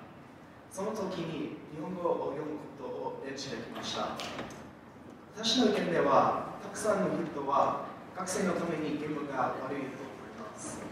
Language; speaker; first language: Japanese; non-native, learner; English